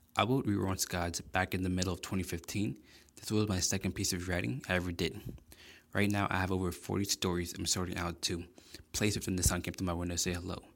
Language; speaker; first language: English; native; English